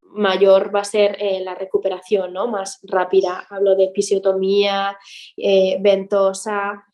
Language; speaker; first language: Spanish; native; Spanish